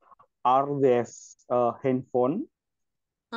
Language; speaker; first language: English; non-native, learner; Indonesian